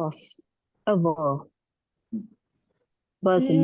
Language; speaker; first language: English; non-native, learner; Khmer